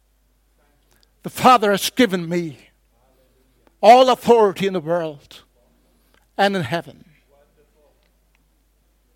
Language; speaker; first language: English; non-native, fluent; Faroese